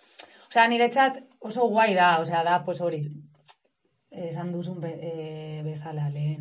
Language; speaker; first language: Basque; non-native, local second language; Spanish